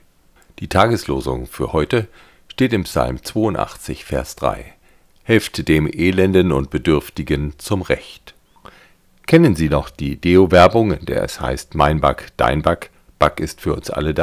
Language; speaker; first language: German; native; German